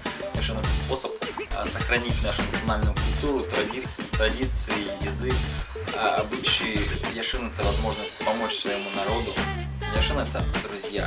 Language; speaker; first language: Russian; native; Russian